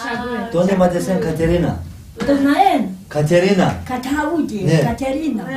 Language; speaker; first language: Greek; early bilingual, heritage; Turkish